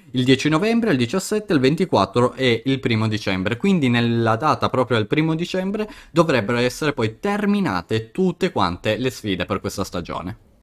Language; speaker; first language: Italian; native; Italian